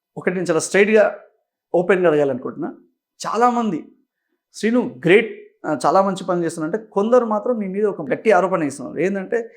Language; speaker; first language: Telugu; native; Telugu